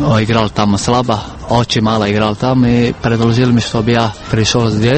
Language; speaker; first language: Russian; non-native, learner; Croatian